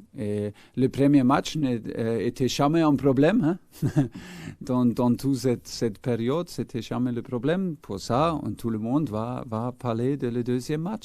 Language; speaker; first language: French; non-native, fluent; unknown